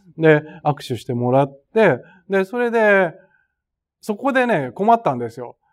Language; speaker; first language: Japanese; native; Japanese